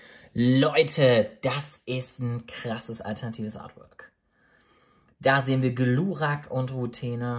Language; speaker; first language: German; native; German